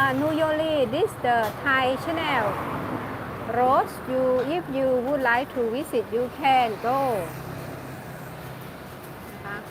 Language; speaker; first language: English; non-native, learner; Thai